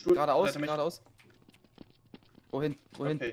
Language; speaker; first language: German; native; German